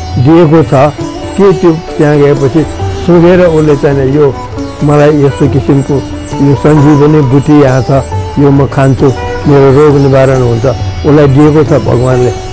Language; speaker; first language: Nepali; non-native, local second language; Newari